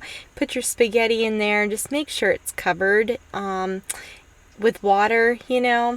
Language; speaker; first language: English; native; English